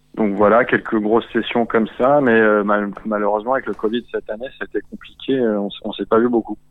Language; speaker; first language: French; native; French